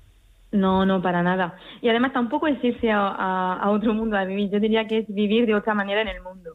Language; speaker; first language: Spanish; early bilingual, heritage; Spanish